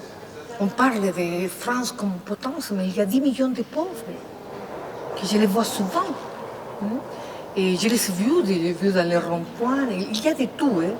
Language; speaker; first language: French; non-native, fluent; Spanish